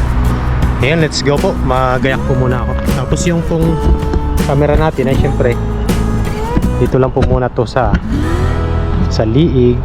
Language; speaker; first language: Filipino; native; Filipino